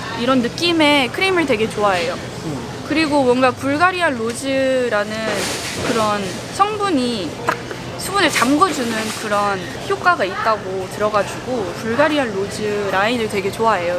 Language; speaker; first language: Korean; native; Korean